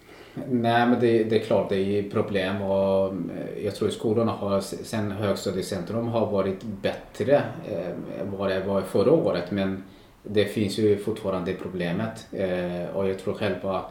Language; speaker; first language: Swedish; non-native, local second language; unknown